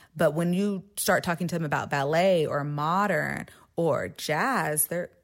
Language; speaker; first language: English; native; English